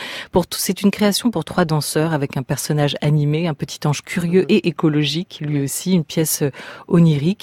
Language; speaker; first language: French; native; French